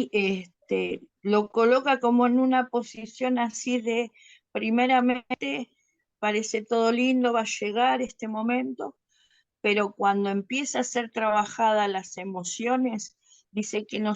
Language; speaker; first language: Spanish; native; Spanish